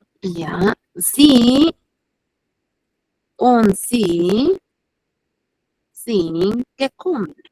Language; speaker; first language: German; non-native, fluent; Spanish